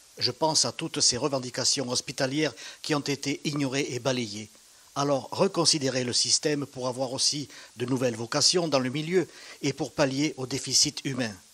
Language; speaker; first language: French; native; French